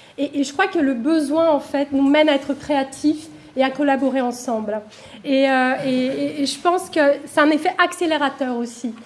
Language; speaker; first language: French; non-native, fluent; Portuguese